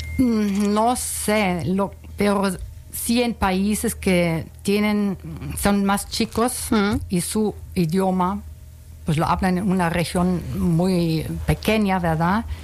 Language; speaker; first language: Spanish; non-native, fluent; German